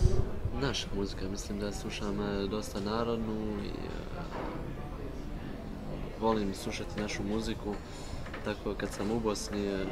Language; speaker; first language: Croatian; early bilingual, heritage; Bosnian